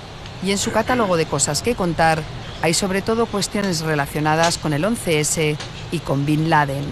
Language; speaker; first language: Spanish; native; Spanish